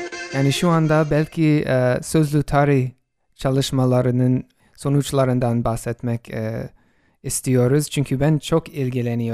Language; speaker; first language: Turkish; non-native, fluent; English